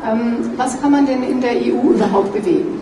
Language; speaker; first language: German; native; German